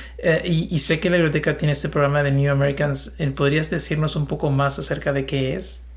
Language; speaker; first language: Spanish; native; Spanish